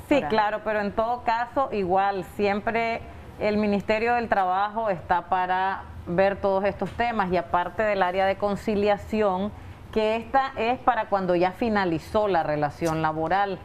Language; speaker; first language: Spanish; native; Spanish